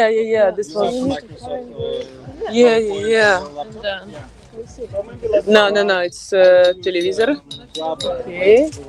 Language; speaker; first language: English; non-native, fluent; Ukrainian